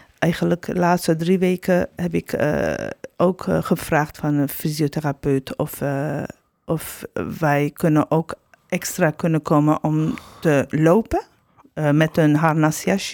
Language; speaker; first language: Dutch; non-native, fluent; Turkish